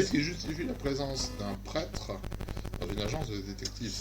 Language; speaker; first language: French; native; French